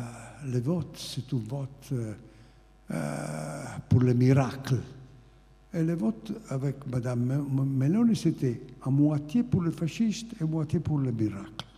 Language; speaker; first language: French; non-native, fluent; Italian